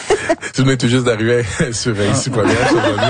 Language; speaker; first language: French; native; French